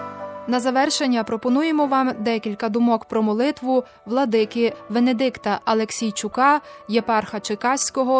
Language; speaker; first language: Ukrainian; native; Ukrainian